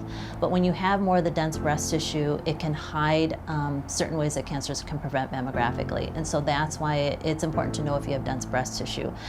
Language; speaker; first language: English; native; English